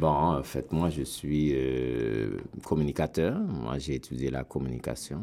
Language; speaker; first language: French; non-native, local second language; Haitian Creole